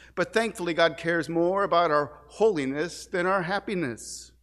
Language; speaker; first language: English; native; English